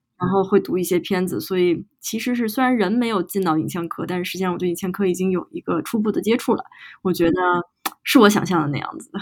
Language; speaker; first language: Chinese; native; Chinese